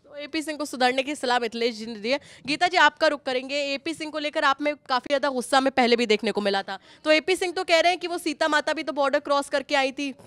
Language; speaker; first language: Hindi; native; Hindi